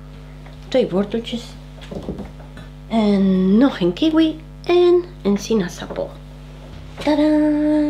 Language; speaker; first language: Dutch; non-native, fluent; Spanish